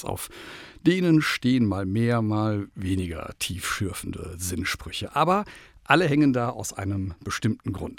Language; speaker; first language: German; native; German